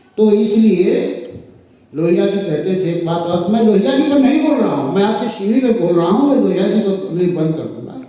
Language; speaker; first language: Hindi; native; Hindi